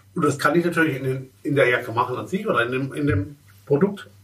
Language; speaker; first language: German; native; German